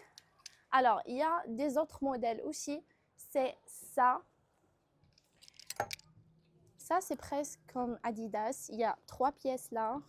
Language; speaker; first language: French; non-native, local second language; Arabic